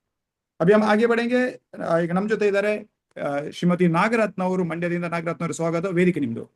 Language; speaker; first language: Kannada; native; Kannada